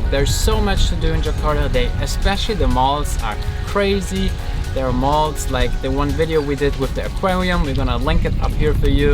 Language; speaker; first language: English; non-native, fluent; German